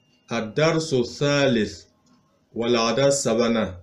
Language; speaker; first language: Arabic; non-native, fluent; Bambara